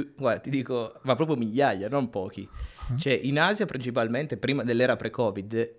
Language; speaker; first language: Italian; native; Italian